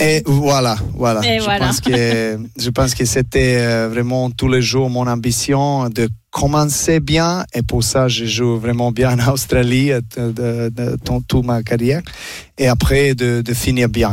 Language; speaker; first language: French; non-native, learner; Serbian